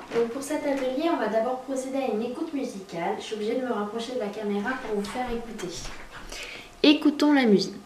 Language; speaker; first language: French; native; French